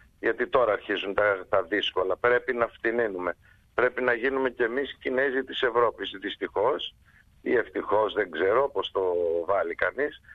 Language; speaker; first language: Greek; early bilingual, heritage; Greek